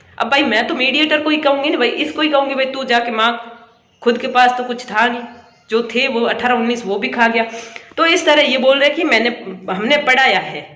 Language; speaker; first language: Hindi; native; Hindi